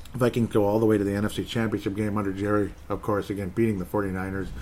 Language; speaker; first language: English; native; English